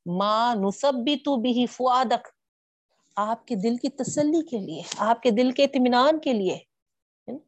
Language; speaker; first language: Urdu; native; Urdu